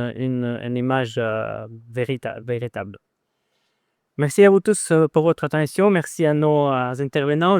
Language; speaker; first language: French; non-native, fluent; Ukrainian